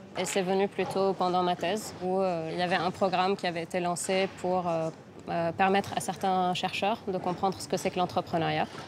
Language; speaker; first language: French; non-native, local second language; Arabic